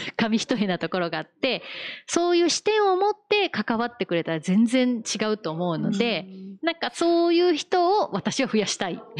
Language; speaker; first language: Japanese; native; Japanese